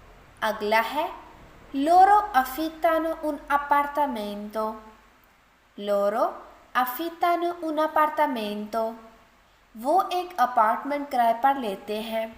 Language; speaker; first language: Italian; non-native, fluent; Urdu